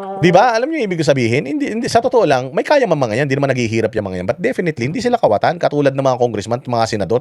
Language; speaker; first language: Filipino; non-native, local second language; Iloko